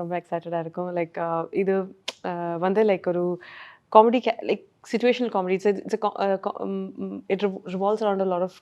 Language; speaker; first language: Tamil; non-native, learner; Malayalam